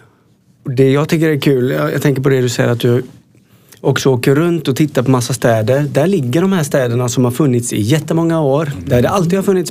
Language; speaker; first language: Swedish; native; Swedish